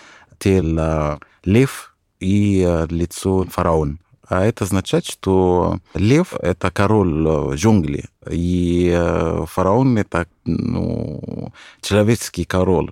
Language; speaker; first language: Russian; non-native, fluent; Arabic